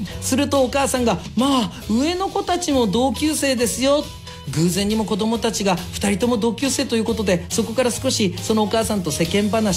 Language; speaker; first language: Japanese; native; Japanese